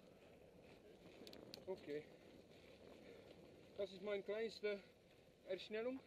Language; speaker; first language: German; non-native, learner; Dutch